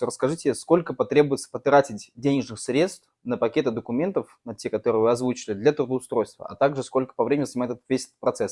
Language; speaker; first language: Russian; native; Russian